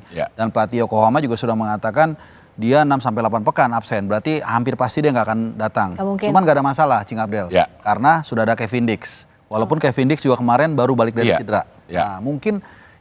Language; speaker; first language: Indonesian; native; Indonesian